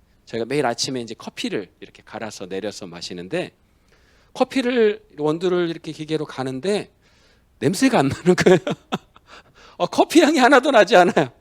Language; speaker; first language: Korean; native; Korean